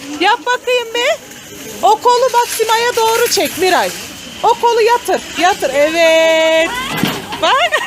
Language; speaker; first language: Turkish; native; Turkish